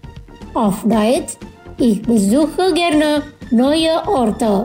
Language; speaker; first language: German; non-native, fluent; Indonesian